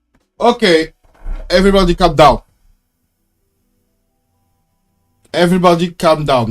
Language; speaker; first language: English; non-native, learner; French